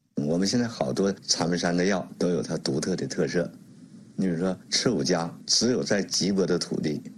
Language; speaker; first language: Chinese; native; Chinese